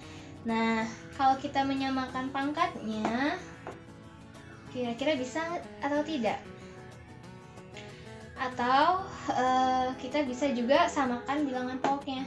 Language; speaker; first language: Indonesian; native; Indonesian